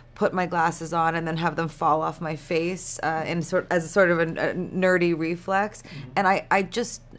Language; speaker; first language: English; native; English